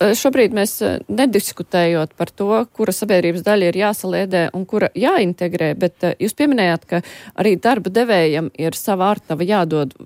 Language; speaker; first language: Latvian; native; Latvian